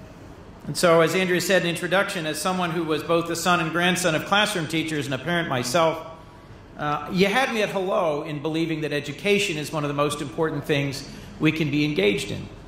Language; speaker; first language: English; native; English